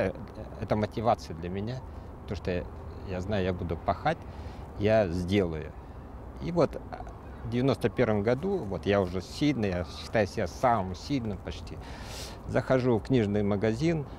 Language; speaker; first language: Russian; native; Russian